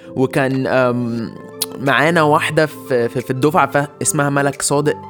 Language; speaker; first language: Arabic; early bilingual, heritage; Arabic